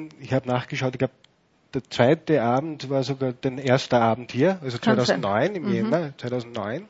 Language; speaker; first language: German; native; German